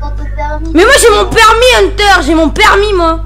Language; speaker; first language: French; native; French